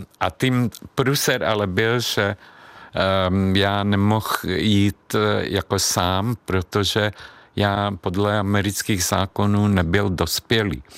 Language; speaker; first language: Czech; non-native, local second language; Hungarian